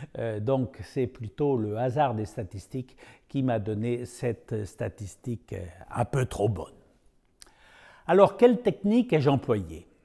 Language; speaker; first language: French; native; French